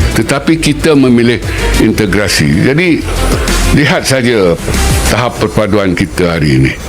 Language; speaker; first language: Malay; native; Malay